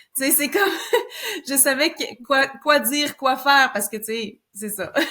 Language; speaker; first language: French; native; French